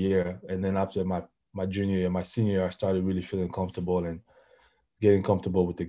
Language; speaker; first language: English; non-native, local second language; French